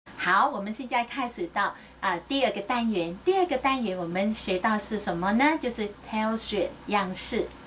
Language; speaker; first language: Chinese; non-native, fluent; Vietnamese